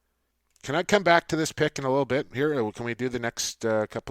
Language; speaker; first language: English; native; English